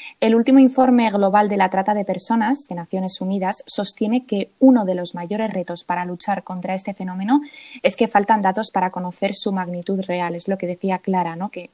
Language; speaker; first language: Spanish; native; Spanish